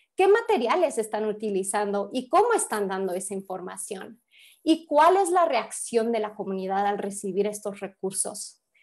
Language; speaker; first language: Spanish; early bilingual, heritage; Spanish